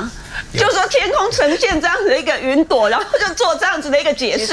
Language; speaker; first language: Chinese; native; Chinese